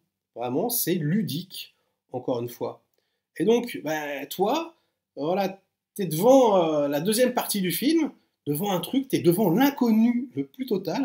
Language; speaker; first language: French; native; French